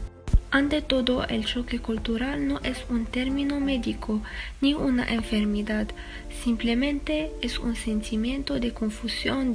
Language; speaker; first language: Spanish; non-native, fluent; Arabic